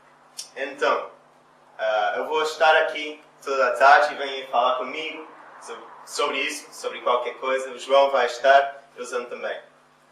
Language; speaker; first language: Portuguese; non-native, fluent; English